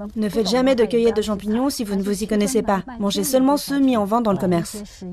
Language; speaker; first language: French; non-native, fluent; Ukrainian